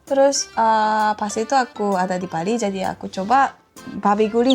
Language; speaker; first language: Indonesian; non-native, fluent; Japanese